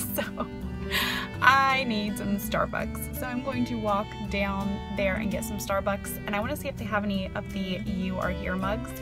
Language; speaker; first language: English; native; English